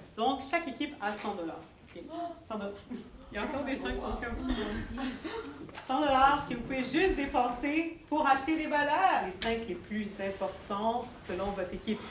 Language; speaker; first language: French; native; French